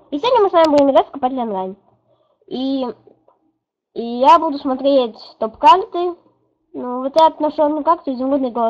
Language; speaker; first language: Russian; native; Russian